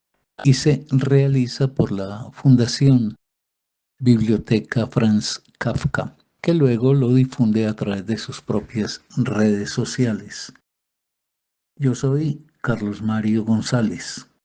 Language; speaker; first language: Spanish; native; Spanish